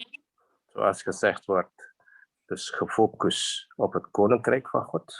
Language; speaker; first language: Dutch; non-native, fluent; Indonesian